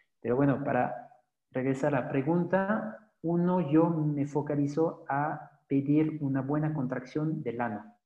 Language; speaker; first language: Spanish; non-native, fluent; French